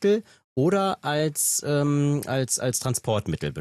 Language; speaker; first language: German; native; German